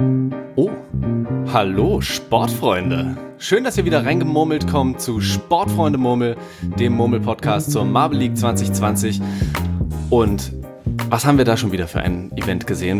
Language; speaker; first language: German; native; German